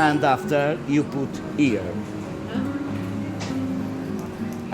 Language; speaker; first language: English; non-native, learner; Portuguese